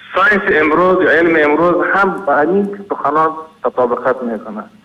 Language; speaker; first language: Persian; native; Persian